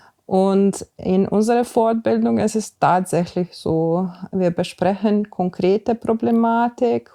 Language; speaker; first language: German; non-native, fluent; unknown